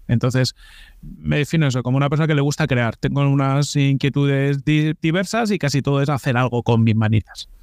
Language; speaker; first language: Spanish; native; Spanish